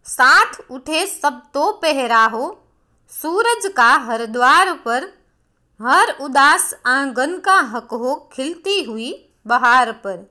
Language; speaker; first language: Hindi; non-native, local second language; Gujarati